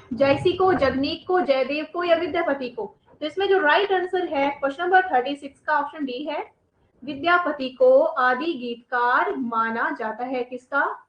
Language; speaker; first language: Hindi; native; Hindi